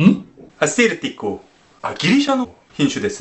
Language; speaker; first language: Japanese; non-native, fluent; Korean